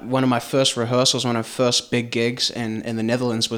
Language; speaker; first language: English; native; English